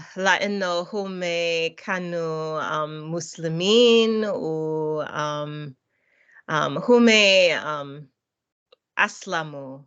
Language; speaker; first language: Arabic; non-native, learner; English